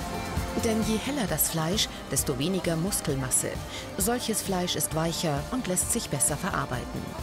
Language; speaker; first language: German; native; German